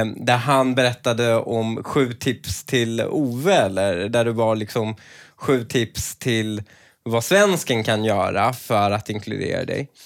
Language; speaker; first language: Swedish; early bilingual, other home language; Persian